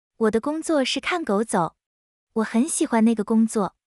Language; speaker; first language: Chinese; non-native, learner; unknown